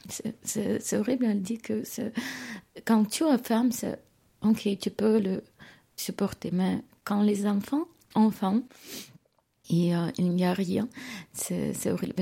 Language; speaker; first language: French; non-native, learner; Ukrainian